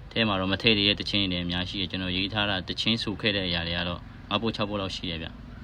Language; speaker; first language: Burmese; non-native, local second language; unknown